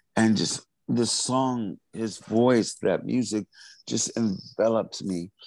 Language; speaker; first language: English; native; English